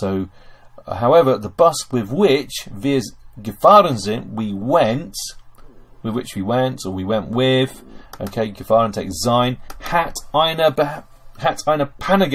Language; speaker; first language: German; non-native, fluent; English